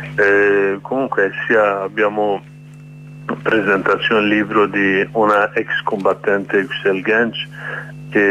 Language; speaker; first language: Italian; non-native, learner; Kurdish